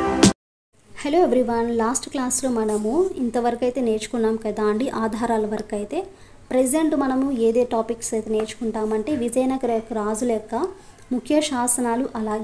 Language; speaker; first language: Telugu; native; Telugu